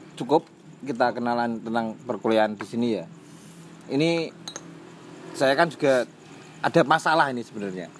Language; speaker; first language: Indonesian; non-native, local second language; Javanese